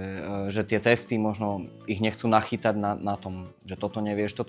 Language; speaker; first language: Slovak; native; Slovak